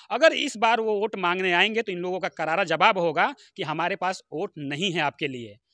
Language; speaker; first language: Hindi; native; Hindi